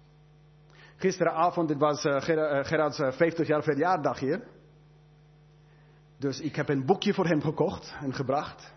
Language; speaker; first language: Dutch; non-native, fluent; English